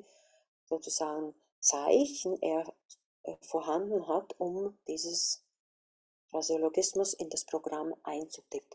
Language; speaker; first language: German; non-native, fluent; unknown